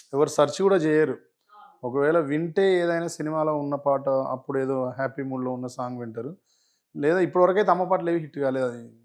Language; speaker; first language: Telugu; native; Telugu